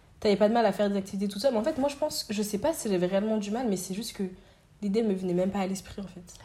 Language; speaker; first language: French; native; French